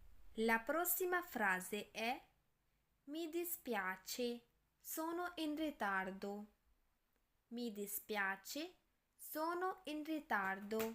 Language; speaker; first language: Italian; non-native, learner; Urdu